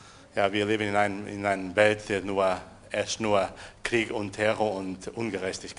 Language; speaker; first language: German; non-native, fluent; Portuguese